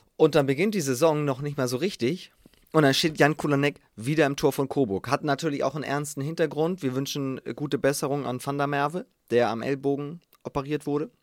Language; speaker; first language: German; native; German